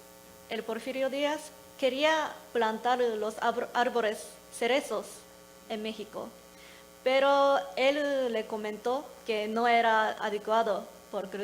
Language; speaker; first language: Spanish; non-native, learner; Japanese